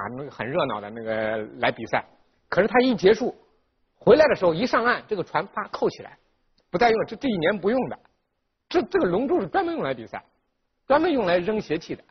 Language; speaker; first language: Chinese; native; Chinese